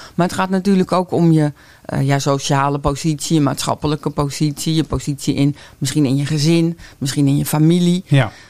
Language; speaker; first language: Dutch; native; Dutch